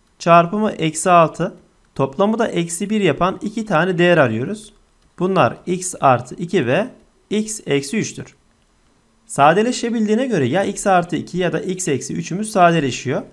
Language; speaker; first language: Turkish; native; Turkish